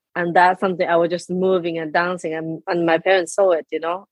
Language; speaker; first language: English; non-native, fluent; Japanese